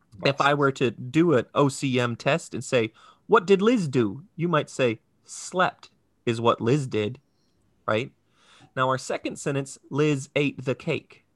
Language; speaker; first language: English; native; English